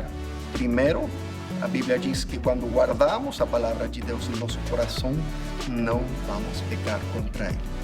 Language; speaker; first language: Portuguese; non-native, fluent; English